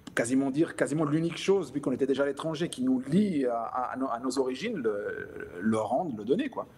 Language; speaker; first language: French; native; French